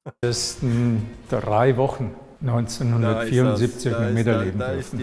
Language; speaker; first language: German; native; German